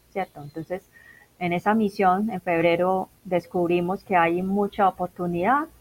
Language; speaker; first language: Spanish; non-native, fluent; Cantonese